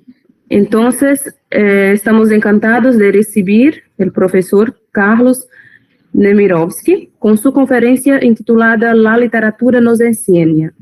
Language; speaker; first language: Spanish; non-native, learner; Portuguese